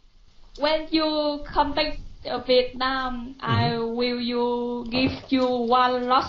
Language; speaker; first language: English; non-native, learner; Vietnamese